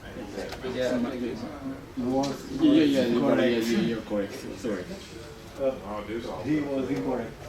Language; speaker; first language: English; non-native, learner; Portuguese